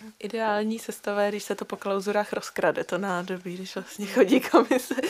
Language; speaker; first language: Czech; native; Czech